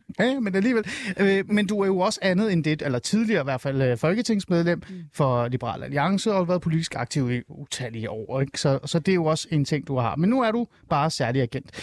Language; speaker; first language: Danish; native; Danish